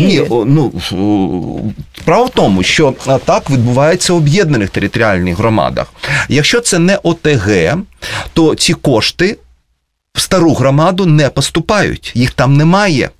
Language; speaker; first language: Ukrainian; native; Ukrainian